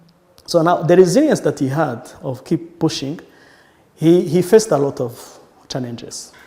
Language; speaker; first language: English; non-native, local second language; Kinyarwanda